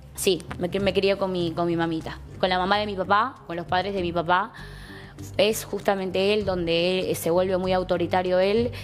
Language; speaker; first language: Spanish; native; Spanish